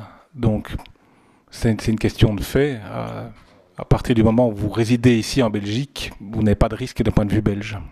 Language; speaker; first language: French; native; French